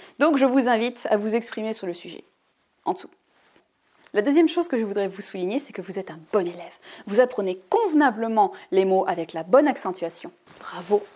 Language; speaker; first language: French; native; French